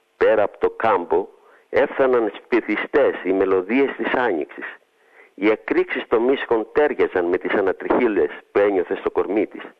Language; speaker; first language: Greek; native; Greek